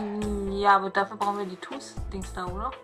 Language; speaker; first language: German; native; German